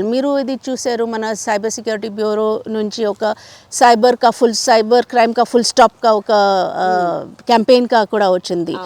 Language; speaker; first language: Telugu; non-native, local second language; Hindi